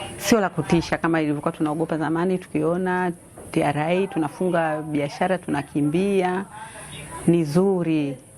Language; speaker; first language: Swahili; native; Swahili